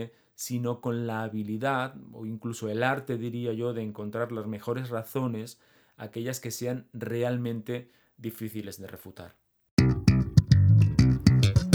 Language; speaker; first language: Spanish; native; Spanish